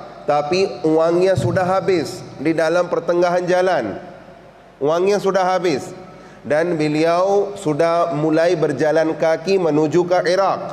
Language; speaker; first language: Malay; non-native, fluent; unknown